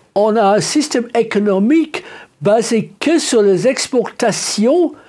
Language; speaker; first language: French; non-native, fluent; English